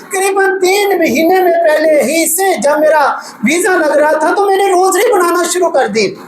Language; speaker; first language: Urdu; non-native, local second language; Punjabi